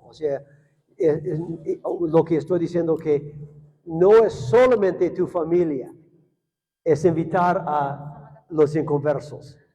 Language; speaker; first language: Spanish; non-native, fluent; English